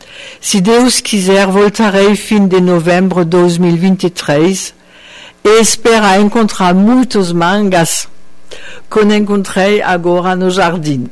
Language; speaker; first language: Portuguese; non-native, fluent; French